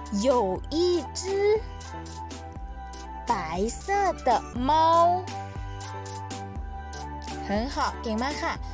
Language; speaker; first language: Chinese; non-native, learner; Thai